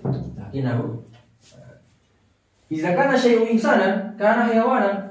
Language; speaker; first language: Arabic; non-native, fluent; Indonesian